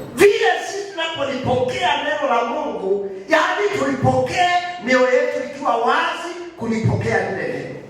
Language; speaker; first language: Swahili; non-native, local second language; Kikuyu